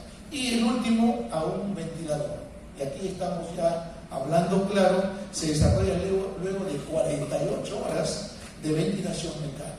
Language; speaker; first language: Spanish; native; Spanish